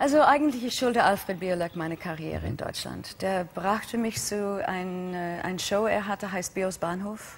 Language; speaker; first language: German; non-native, fluent; English